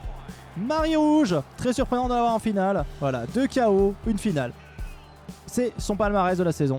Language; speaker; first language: French; native; French